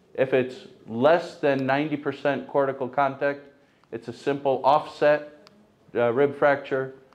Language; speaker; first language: English; early bilingual, other home language; Ukrainian